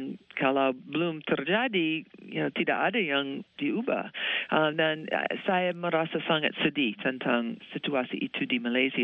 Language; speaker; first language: Indonesian; non-native, fluent; English